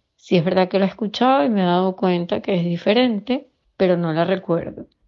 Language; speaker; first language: Spanish; native; Spanish